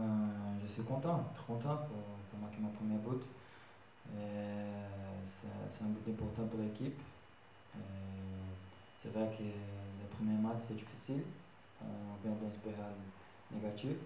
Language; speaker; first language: French; non-native, learner; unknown